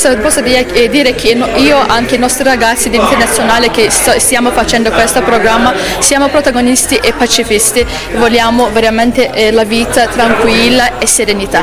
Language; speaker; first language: Italian; non-native, learner; Azerbaijani